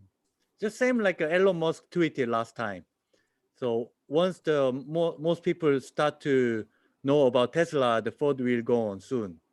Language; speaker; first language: English; non-native, learner; Korean